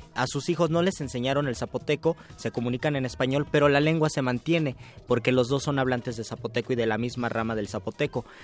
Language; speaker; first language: Spanish; native; Spanish